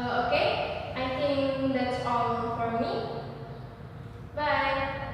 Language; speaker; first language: English; non-native, learner; Indonesian